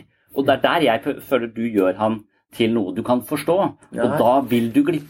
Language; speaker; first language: Norwegian; native; Norwegian